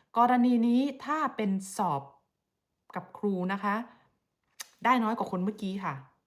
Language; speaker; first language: Thai; native; Thai